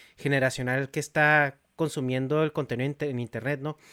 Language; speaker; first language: Spanish; native; Spanish